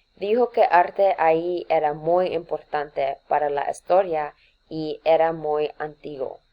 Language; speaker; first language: Spanish; non-native, learner; English